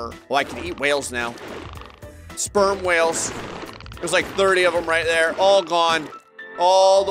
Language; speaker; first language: English; native; English